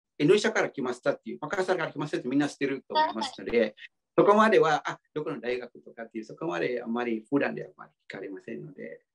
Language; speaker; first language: Japanese; non-native, fluent; Indonesian